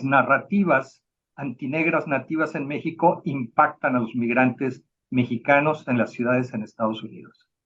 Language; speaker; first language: Spanish; native; Spanish